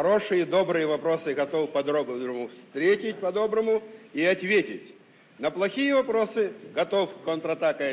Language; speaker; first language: Russian; native; Russian